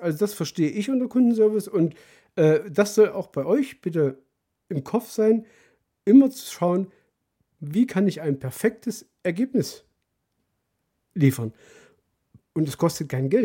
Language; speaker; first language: German; native; German